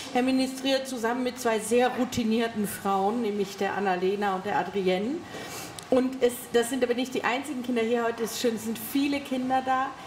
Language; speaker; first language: German; native; German